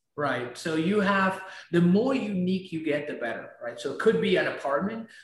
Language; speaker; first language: English; non-native, fluent; Spanish